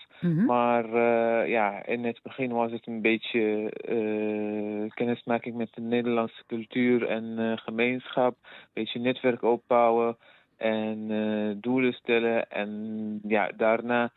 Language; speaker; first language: Dutch; non-native, fluent; Arabic